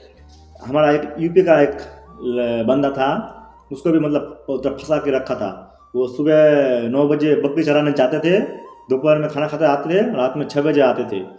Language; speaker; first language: Hindi; non-native, local second language; Bangla